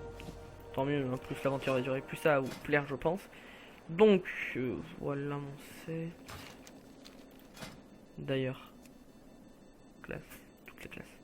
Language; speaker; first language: French; native; French